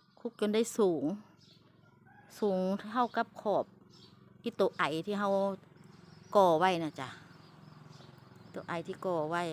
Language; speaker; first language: Thai; non-native, local second language; Lao